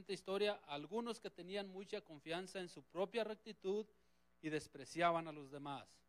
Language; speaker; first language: Spanish; native; Spanish